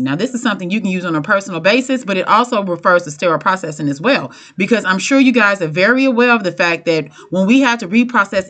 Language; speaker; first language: English; native; English